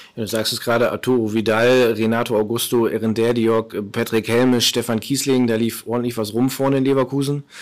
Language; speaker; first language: German; native; German